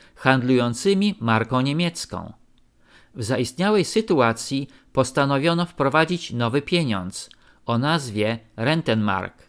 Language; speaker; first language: Polish; native; Polish